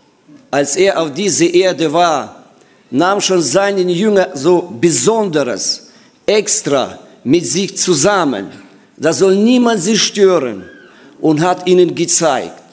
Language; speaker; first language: German; non-native, fluent; Russian